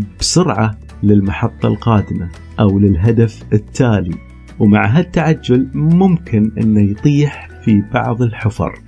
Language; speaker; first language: Arabic; native; Arabic